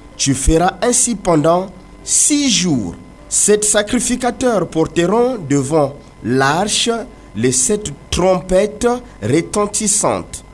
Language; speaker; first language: French; non-native, local second language; Kongo